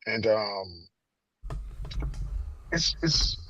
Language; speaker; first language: English; native; English